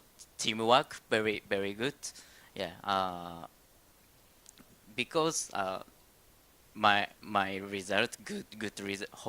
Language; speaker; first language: English; non-native, learner; Indonesian